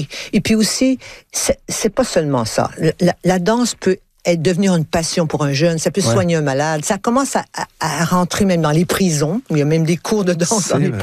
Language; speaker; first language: French; native; French